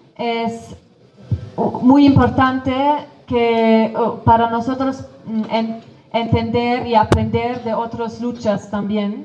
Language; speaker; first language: Spanish; non-native, fluent; Kurdish